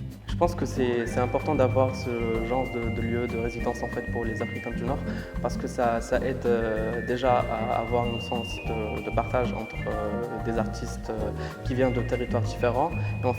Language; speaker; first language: French; non-native, local second language; Arabic